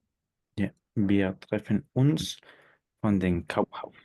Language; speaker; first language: German; non-native, learner; Spanish